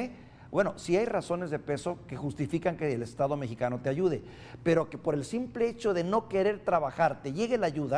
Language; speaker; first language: Spanish; native; Spanish